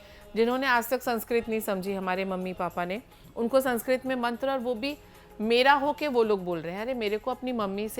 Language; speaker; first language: Hindi; native; Hindi